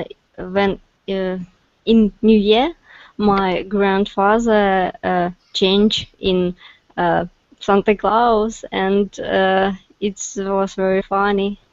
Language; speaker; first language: English; non-native, learner; Russian